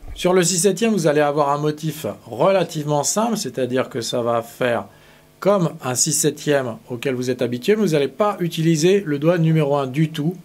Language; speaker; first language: French; native; French